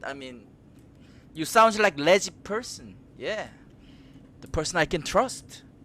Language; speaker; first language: English; non-native, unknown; Korean